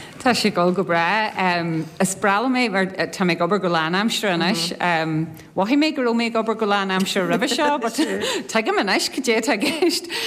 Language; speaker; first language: Irish; non-native, local second language; English